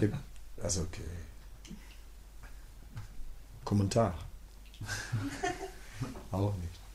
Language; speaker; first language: German; non-native, fluent; Dutch